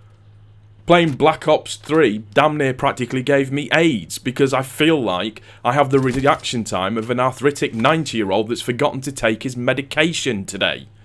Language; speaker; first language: English; native; English